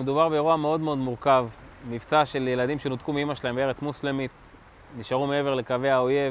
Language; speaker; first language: Hebrew; native; Hebrew